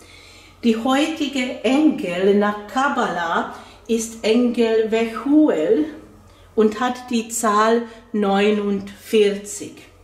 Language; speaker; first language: German; non-native, fluent; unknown